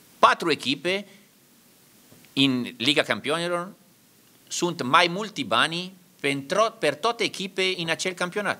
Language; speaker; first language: Romanian; non-native, learner; Italian